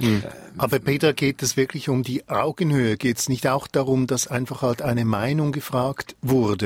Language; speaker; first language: German; native; German